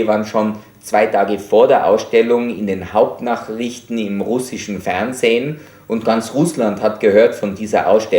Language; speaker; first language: German; native; German